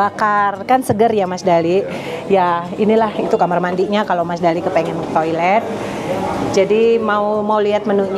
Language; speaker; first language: Indonesian; native; Indonesian